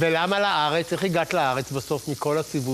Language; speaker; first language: Hebrew; native; Hebrew